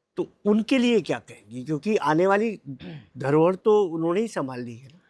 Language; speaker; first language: Hindi; native; Hindi